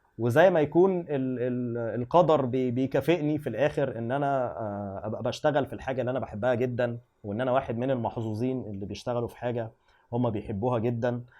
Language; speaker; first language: Egyptian Arabic; native; Egyptian Arabic